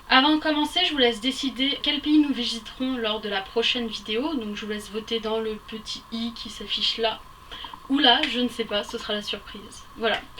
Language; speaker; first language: French; native; French